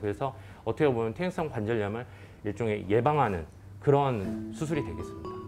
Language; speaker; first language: Korean; native; Korean